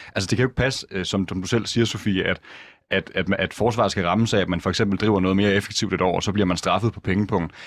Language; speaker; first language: Danish; native; Danish